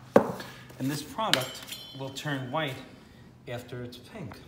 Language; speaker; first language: English; native; English